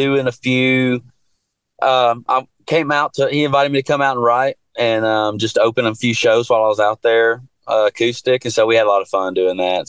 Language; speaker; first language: English; native; English